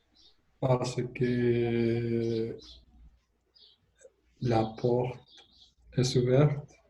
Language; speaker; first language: French; non-native, learner; Spanish